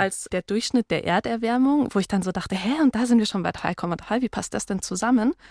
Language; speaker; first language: German; native; German